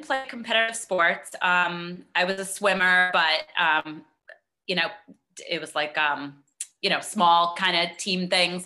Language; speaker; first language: English; native; English